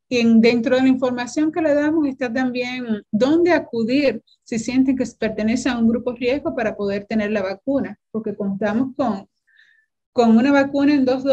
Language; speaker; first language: Spanish; native; Spanish